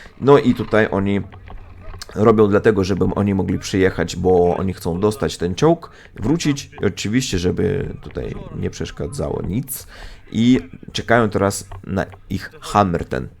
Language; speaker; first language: Polish; non-native, fluent; Russian